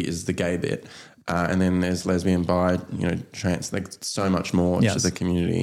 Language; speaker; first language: English; native; English